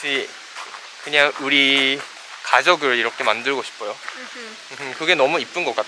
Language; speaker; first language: Korean; non-native, fluent; Japanese